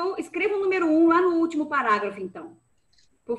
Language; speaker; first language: Portuguese; native; Portuguese